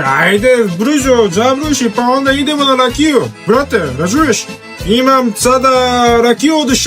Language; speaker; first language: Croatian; non-native, learner; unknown